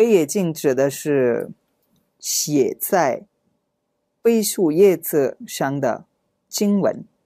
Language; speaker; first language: Chinese; non-native, fluent; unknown